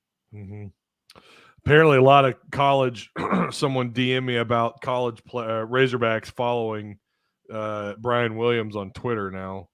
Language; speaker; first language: English; native; English